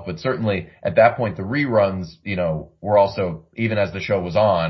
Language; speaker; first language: English; native; English